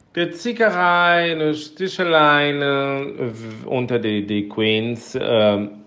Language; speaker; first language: German; non-native, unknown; Portuguese